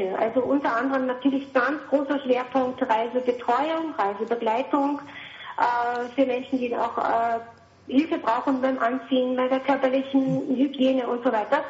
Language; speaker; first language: German; native; German